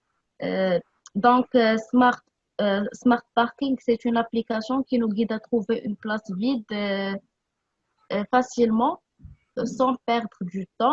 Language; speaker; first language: French; non-native, local second language; Arabic